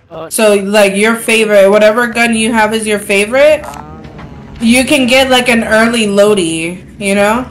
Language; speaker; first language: English; early bilingual, other home language; Spanish